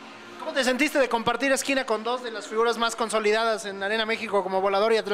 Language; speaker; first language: Spanish; native; Spanish